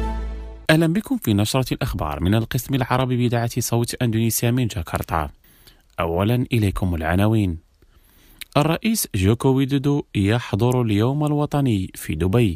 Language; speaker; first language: Arabic; non-native, fluent; Indonesian